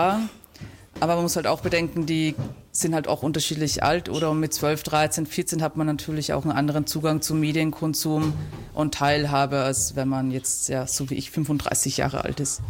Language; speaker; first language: German; native; German